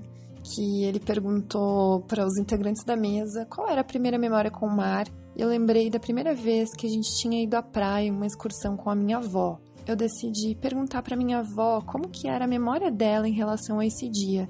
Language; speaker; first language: Portuguese; native; Portuguese